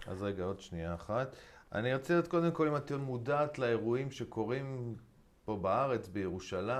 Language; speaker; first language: Hebrew; native; Hebrew